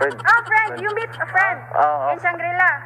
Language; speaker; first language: English; non-native, local second language; Cebuano